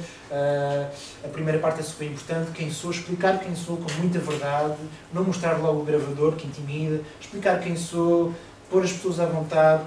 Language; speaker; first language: Portuguese; native; Portuguese